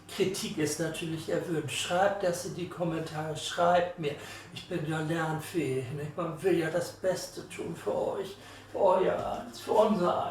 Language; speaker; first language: German; native; German